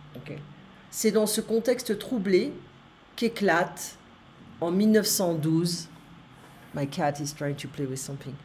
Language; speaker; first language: French; native; French